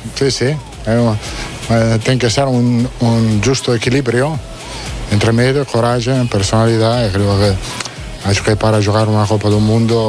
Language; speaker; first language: Portuguese; non-native, fluent; Italian